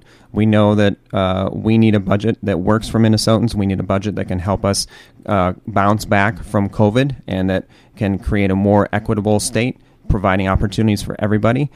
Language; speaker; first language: English; native; English